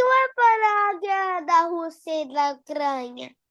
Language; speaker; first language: Portuguese; early bilingual, heritage; Portuguese